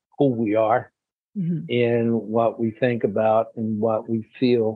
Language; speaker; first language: English; non-native, fluent; Spanish